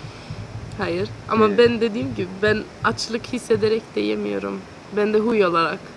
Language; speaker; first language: Turkish; early bilingual, heritage; Turkish